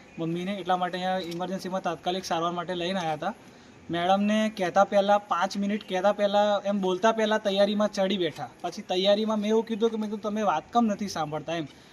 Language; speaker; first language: Gujarati; native; Gujarati